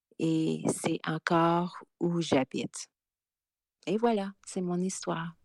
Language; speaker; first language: French; native; French